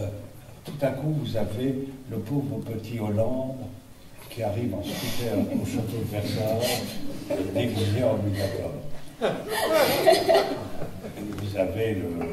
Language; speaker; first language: French; native; French